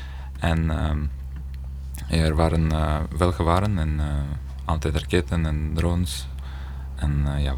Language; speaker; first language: Dutch; non-native, fluent; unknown